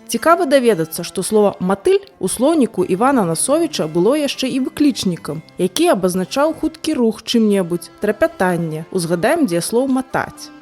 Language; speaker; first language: Belarusian; native; Belarusian